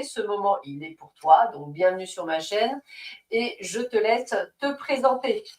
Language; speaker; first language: French; native; French